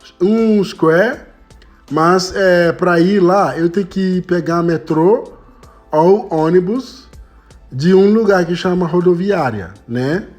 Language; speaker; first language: Portuguese; non-native, fluent; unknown